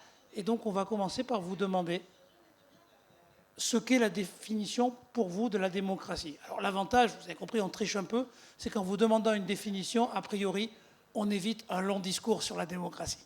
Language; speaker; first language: French; native; French